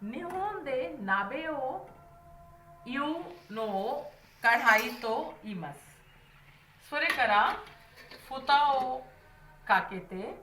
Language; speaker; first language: Japanese; non-native, fluent; Hindi